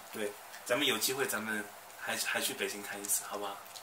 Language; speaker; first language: Chinese; native; Chinese